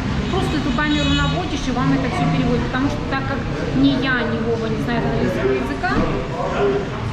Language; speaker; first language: Russian; native; Russian